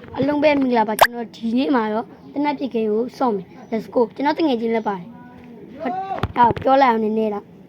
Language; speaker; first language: Burmese; native; Burmese